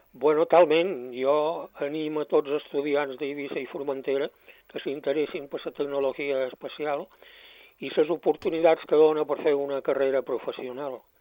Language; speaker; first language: Catalan; native; Catalan